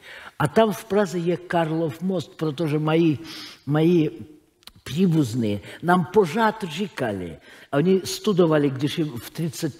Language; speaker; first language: Czech; non-native, fluent; Russian